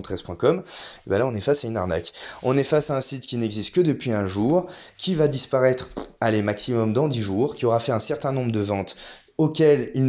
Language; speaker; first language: French; native; French